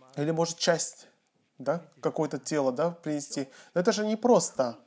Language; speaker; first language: Russian; non-native, fluent; Korean